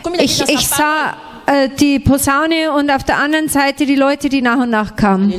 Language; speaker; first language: German; non-native, fluent; French